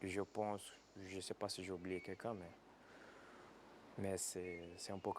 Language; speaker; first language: French; non-native, fluent; Portuguese